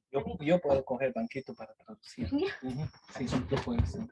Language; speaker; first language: Spanish; non-native, fluent; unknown